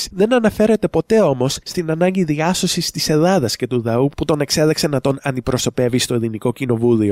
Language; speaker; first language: Greek; native; Greek